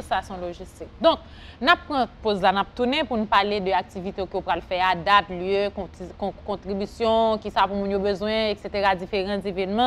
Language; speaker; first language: French; non-native, local second language; Haitian Creole